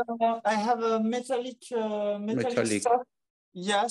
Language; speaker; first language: English; non-native, fluent; French